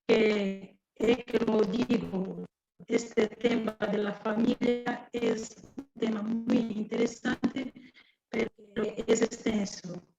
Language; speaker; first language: Spanish; non-native, fluent; Portuguese